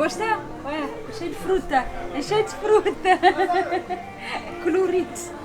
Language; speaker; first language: Portuguese; non-native, learner; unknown